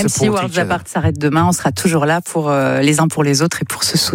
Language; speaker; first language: French; native; French